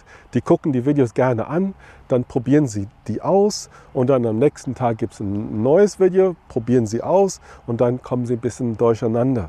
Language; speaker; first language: German; non-native, fluent; English